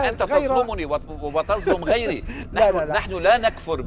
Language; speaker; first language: Arabic; native; Arabic